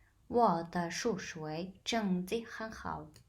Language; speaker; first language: Chinese; non-native, fluent; Mongolian